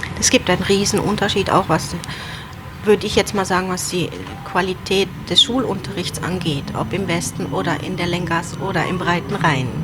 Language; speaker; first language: German; early bilingual, other home language; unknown